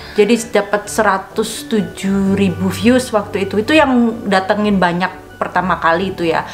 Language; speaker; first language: Indonesian; native; Indonesian